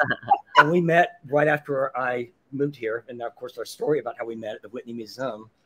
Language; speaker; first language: English; native; English